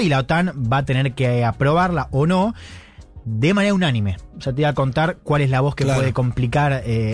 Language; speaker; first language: Spanish; native; Spanish